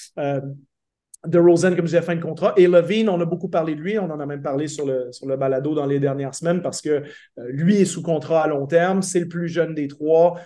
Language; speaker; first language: French; native; French